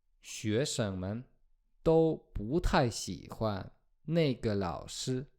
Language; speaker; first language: Chinese; non-native, fluent; Polish